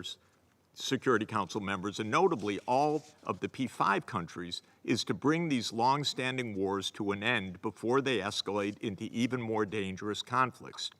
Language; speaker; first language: English; native; English